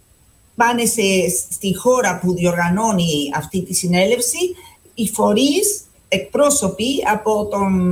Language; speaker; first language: Greek; non-native, fluent; Spanish